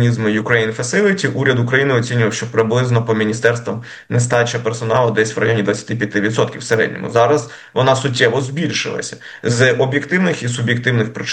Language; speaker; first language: Ukrainian; native; Ukrainian